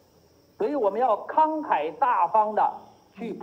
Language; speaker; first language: Chinese; native; Chinese